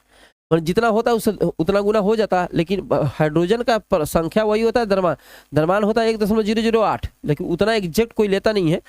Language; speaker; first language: Hindi; non-native, local second language; Bhojpuri